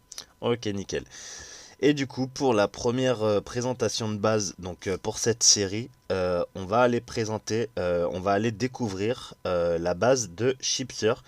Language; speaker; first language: French; native; French